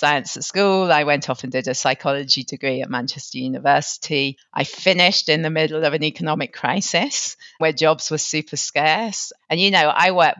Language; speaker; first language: English; native; English